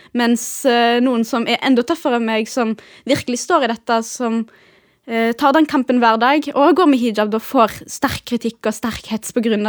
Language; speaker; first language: Norwegian; early bilingual, other home language; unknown